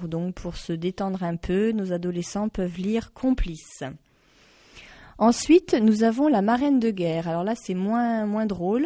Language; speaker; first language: French; native; French